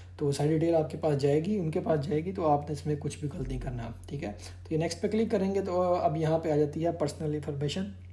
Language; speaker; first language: Urdu; non-native, local second language; Punjabi